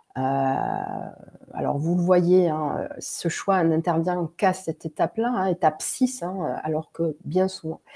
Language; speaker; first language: French; native; French